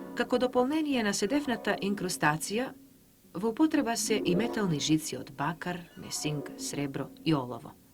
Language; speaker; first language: Macedonian; native; Macedonian